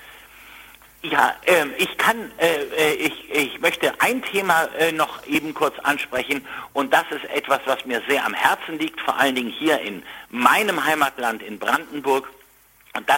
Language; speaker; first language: German; native; German